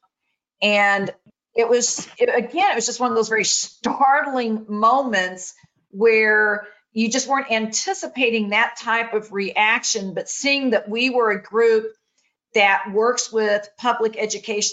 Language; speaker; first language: English; native; English